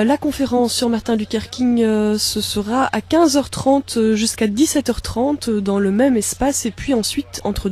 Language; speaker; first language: French; native; French